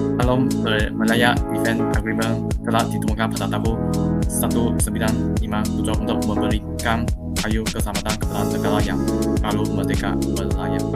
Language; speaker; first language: Malay; non-native, local second language; Chinese